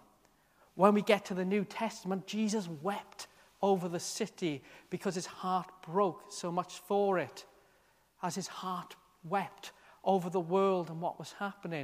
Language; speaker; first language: English; native; English